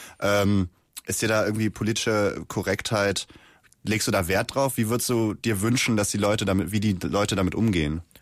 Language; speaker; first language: German; native; German